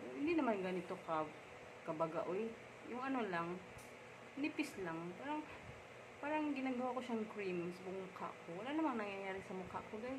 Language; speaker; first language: Filipino; non-native, local second language; Cebuano